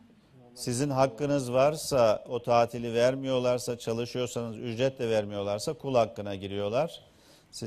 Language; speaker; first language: Turkish; native; Turkish